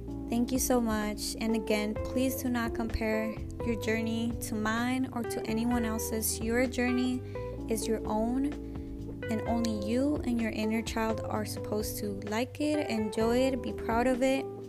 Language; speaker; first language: English; early bilingual, other home language; Spanish